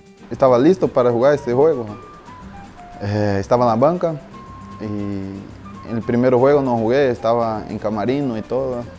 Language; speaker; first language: Spanish; non-native, learner; Portuguese